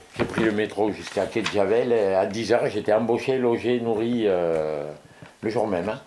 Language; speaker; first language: French; native; French